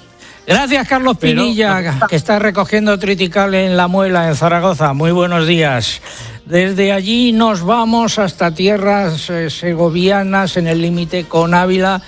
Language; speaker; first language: Spanish; native; Spanish